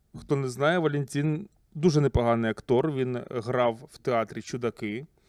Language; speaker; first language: Ukrainian; native; Ukrainian